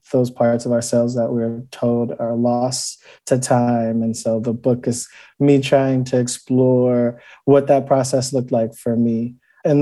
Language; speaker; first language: English; native; English